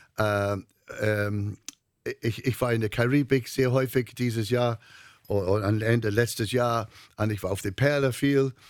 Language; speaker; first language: German; non-native, learner; English